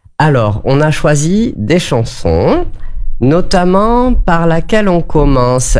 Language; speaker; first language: French; native; French